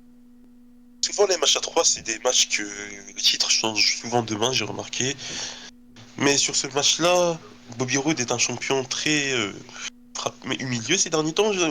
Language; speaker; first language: French; native; French